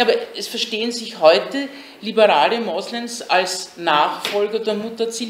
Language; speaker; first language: German; native; German